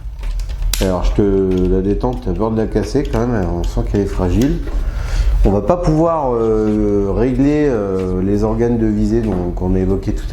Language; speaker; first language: French; native; French